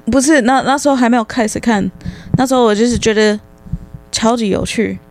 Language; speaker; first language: Chinese; non-native, fluent; English